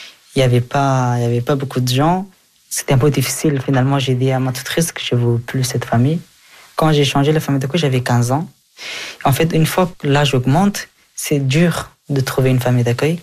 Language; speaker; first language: French; early bilingual, other home language; Persian